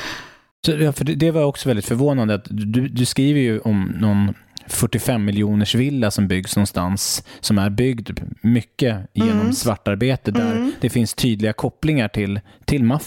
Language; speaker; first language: Swedish; native; Swedish